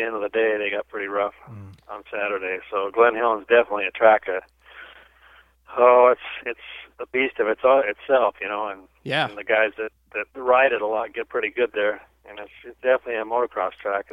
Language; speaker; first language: English; native; English